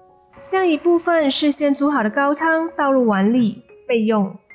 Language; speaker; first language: Chinese; native; Chinese